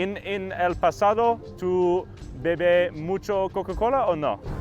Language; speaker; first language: Spanish; non-native, learner; English